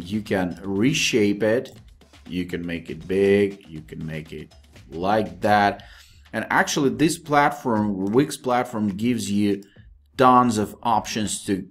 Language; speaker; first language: English; non-native, fluent; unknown